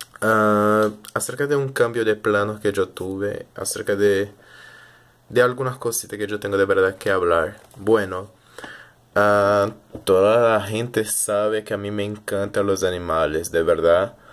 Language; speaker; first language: Spanish; early bilingual, heritage; Portuguese